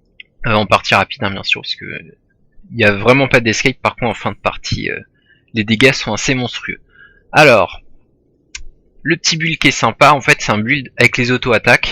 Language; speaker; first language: French; native; French